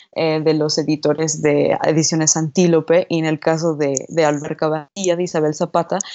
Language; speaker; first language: Spanish; non-native, fluent; English